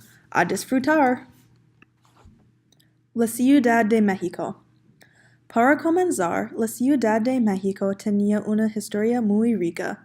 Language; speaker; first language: Spanish; non-native, learner; English